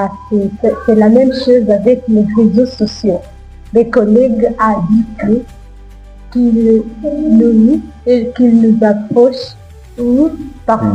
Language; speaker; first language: French; non-native, learner; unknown